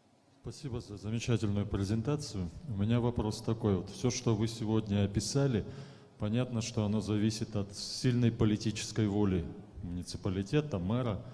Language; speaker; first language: Russian; native; Russian